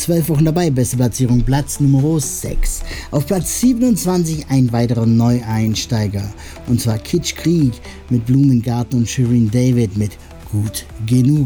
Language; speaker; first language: German; native; German